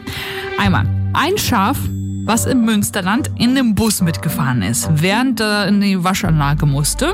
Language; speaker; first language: German; native; German